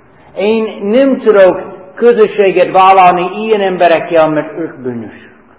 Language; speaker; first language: Hungarian; non-native, fluent; English